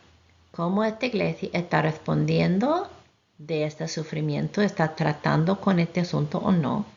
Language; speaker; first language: Spanish; non-native, fluent; English